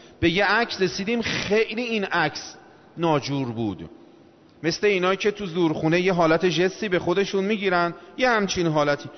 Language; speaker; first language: Persian; non-native, local second language; Azerbaijani